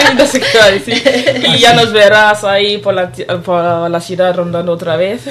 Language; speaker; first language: Spanish; early bilingual, other home language; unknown